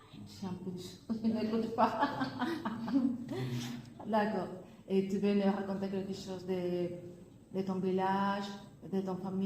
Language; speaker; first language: French; non-native, fluent; Spanish